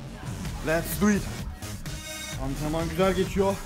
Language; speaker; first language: Turkish; native; Turkish